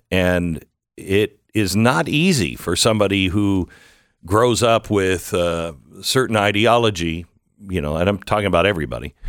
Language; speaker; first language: English; early bilingual, other home language; German